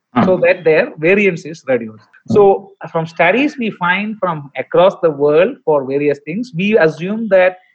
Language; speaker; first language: English; non-native, local second language; Malayalam